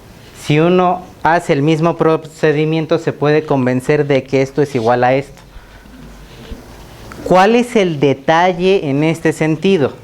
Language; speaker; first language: Spanish; native; Spanish